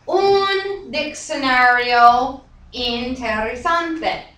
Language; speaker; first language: Spanish; non-native, fluent; English